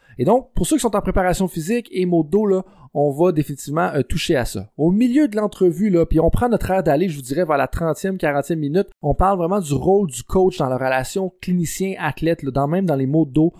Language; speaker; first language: French; native; French